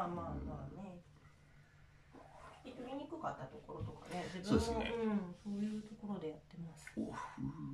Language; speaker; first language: Japanese; native; Japanese